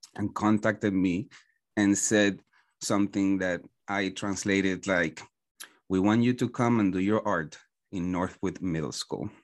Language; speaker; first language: English; non-native, fluent; Spanish